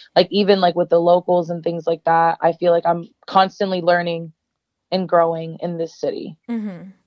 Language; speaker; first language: English; native; English